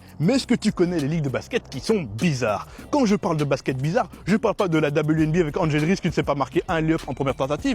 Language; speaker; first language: French; native; French